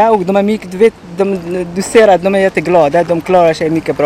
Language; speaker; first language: Swedish; non-native, learner; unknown